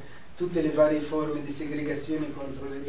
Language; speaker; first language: Italian; non-native, fluent; Arabic